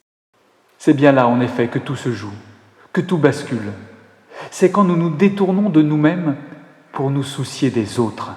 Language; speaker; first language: French; native; French